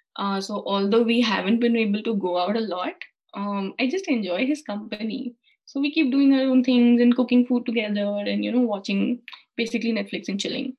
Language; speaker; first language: English; non-native, local second language; Hindi